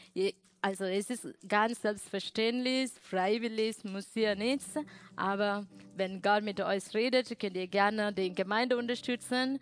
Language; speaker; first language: German; non-native, learner; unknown